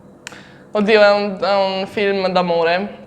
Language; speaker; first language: Italian; non-native, local second language; German